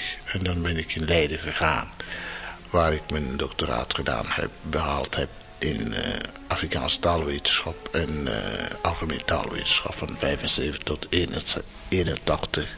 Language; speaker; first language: Dutch; non-native, fluent; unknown